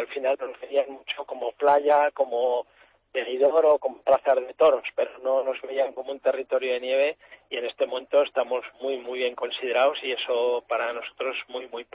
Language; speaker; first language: Spanish; native; Spanish